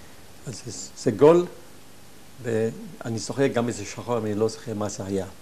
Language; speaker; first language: Hebrew; non-native, fluent; German